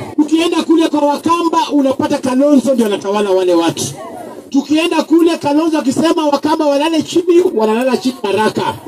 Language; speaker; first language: Swahili; non-native, local second language; Luyia